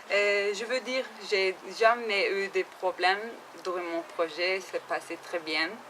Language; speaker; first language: French; non-native, learner; Turkish